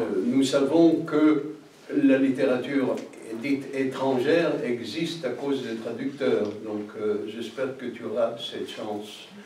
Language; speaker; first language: French; non-native, fluent; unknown